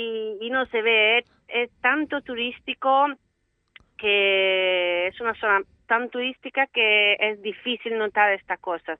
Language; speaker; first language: Spanish; non-native, fluent; Italian